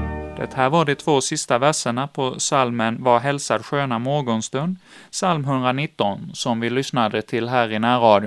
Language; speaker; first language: Swedish; native; Swedish